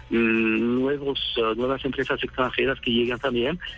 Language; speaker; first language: Spanish; non-native, fluent; Swedish